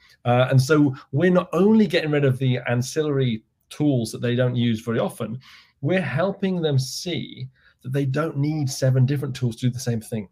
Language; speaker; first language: English; native; English